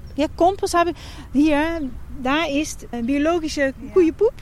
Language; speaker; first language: German; non-native, learner; Dutch